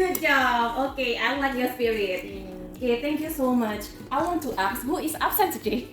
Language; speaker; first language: English; non-native, fluent; Indonesian